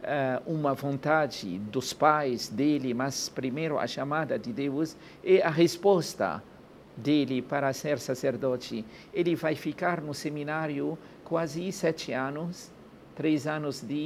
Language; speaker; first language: Portuguese; non-native, learner; Arabic